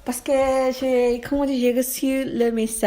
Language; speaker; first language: French; non-native, learner; Malay